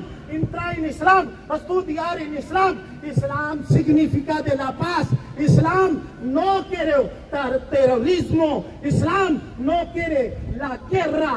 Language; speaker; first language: Spanish; non-native, learner; Urdu